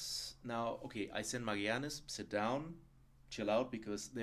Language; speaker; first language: English; non-native, fluent; German